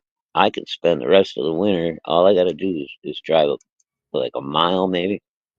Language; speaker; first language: English; native; English